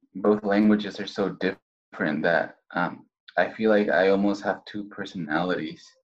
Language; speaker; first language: English; non-native, fluent; Spanish